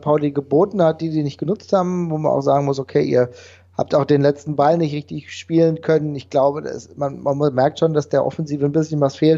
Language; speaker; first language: German; native; German